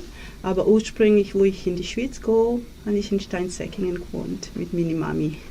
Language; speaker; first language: German; non-native, learner; Swahili